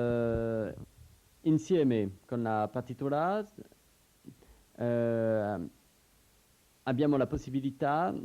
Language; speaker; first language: Italian; non-native, learner; French